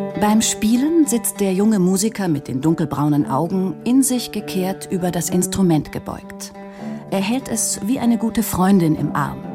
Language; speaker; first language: German; native; German